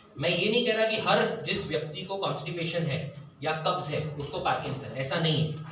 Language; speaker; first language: Hindi; non-native, local second language; Marathi